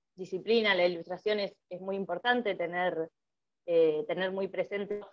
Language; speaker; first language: Spanish; native; Spanish